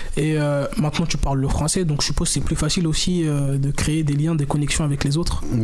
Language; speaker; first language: French; native; French